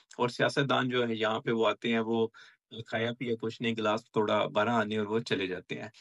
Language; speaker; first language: Urdu; non-native, local second language; Punjabi